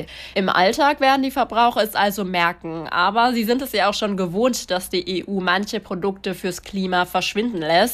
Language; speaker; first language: German; native; German